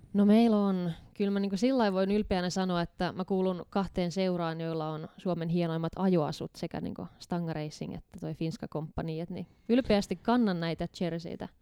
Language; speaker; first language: Finnish; native; Finnish